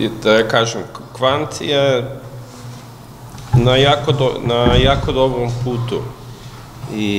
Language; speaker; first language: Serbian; non-native, fluent; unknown